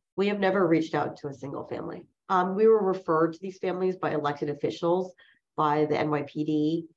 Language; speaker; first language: English; early bilingual, other home language; Chinese